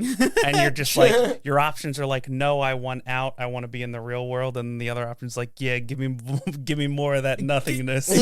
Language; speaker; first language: English; native; English